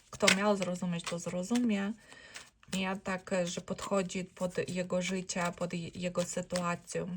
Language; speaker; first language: Polish; non-native, learner; Ukrainian